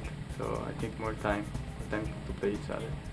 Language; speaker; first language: English; non-native, local second language; Filipino